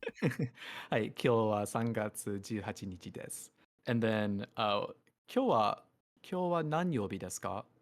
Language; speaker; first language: Japanese; non-native, learner; English